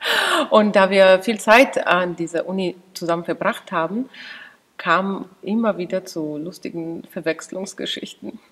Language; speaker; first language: German; non-native, fluent; Georgian